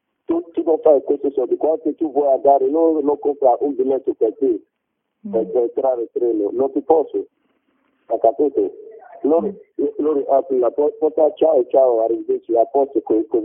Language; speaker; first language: Italian; non-native, learner; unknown